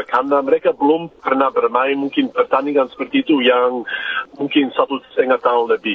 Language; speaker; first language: Indonesian; non-native, fluent; English